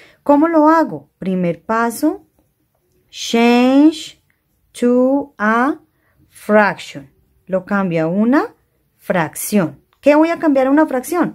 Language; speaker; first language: Spanish; native; Spanish